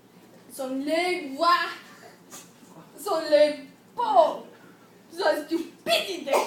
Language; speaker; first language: French; non-native, learner; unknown